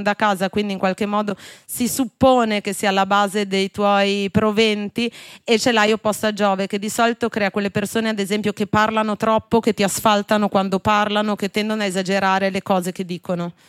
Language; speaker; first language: Italian; native; Italian